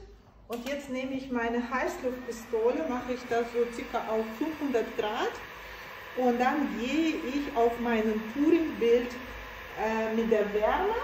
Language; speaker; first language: German; non-native, fluent; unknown